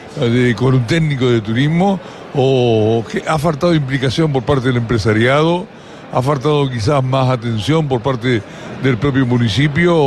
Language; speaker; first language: Spanish; native; Spanish